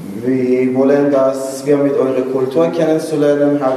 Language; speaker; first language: German; non-native, learner; Persian